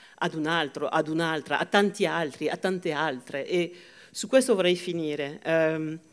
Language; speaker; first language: Italian; non-native, fluent; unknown